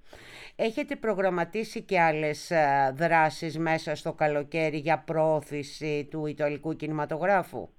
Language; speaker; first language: Greek; native; Greek